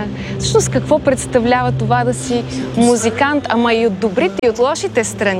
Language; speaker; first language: Bulgarian; native; Bulgarian